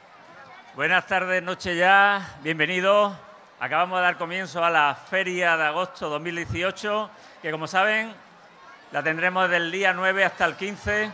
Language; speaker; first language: Spanish; native; Spanish